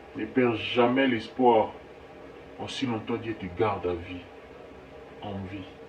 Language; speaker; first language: French; non-native, local second language; Lingala